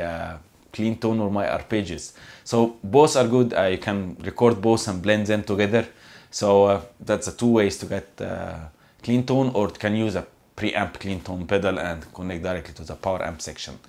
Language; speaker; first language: English; non-native, fluent; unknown